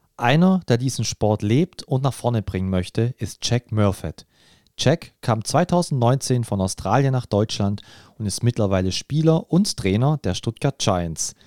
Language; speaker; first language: German; native; German